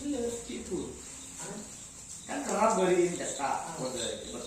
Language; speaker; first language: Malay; non-native, local second language; Madurese